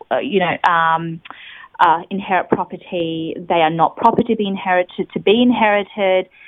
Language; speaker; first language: English; native; English